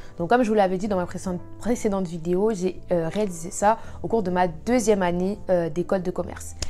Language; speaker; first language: French; native; French